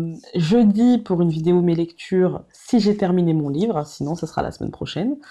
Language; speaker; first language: French; native; French